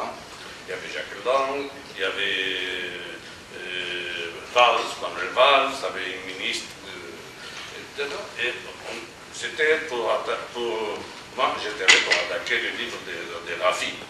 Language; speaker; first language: French; non-native, fluent; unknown